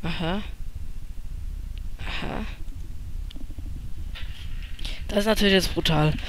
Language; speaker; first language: German; native; German